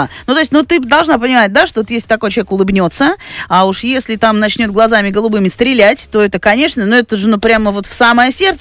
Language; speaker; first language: Russian; native; Russian